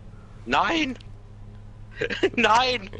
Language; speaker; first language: German; native; German